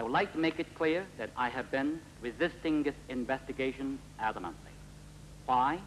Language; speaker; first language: English; non-native, local second language; Korean